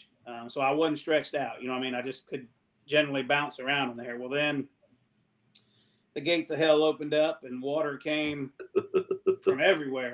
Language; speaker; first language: English; native; English